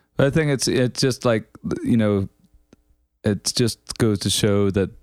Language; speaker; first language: English; native; English